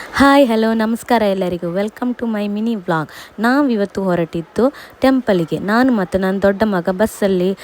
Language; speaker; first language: Kannada; non-native, local second language; Tulu